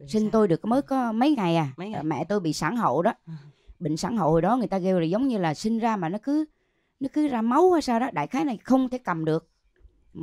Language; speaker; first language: Vietnamese; native; Vietnamese